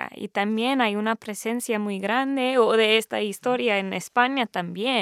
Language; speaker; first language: Spanish; early bilingual, heritage; Spanish